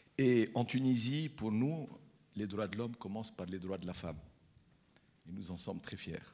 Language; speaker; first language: French; non-native, local second language; Arabic